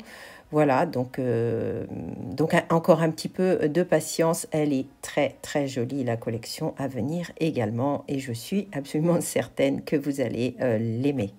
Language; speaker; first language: French; native; French